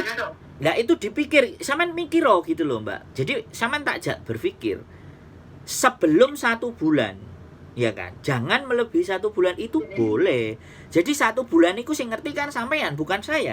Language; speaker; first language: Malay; non-native, local second language; Javanese